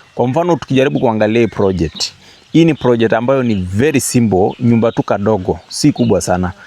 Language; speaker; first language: Swahili; native; Swahili